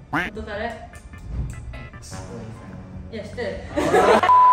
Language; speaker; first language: Japanese; non-native, learner; Indonesian